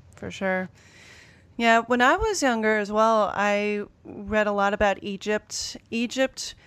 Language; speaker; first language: English; native; English